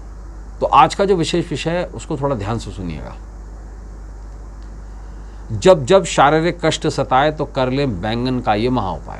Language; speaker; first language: Hindi; native; Hindi